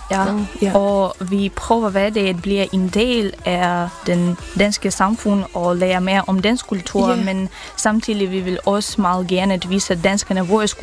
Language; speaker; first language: Danish; non-native, learner; Ukrainian